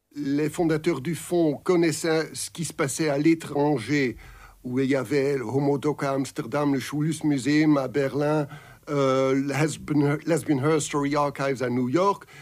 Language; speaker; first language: French; non-native, local second language; Dutch